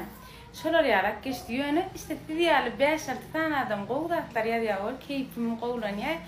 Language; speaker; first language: Turkish; non-native, learner; Turkmen